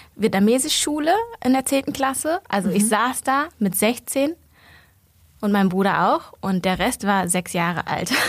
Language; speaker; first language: German; early bilingual, other home language; Vietnamese